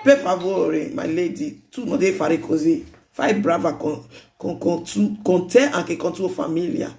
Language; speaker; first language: Italian; non-native, learner; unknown